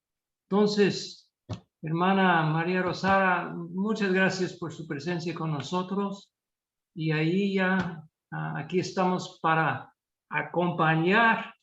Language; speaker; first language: Spanish; non-native, fluent; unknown